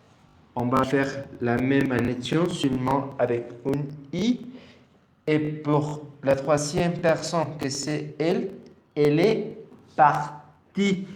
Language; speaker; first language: French; non-native, learner; Spanish